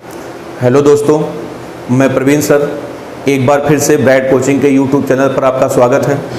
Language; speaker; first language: Hindi; native; Hindi